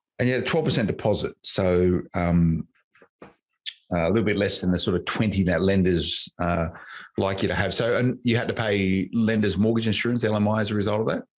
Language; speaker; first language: English; native; English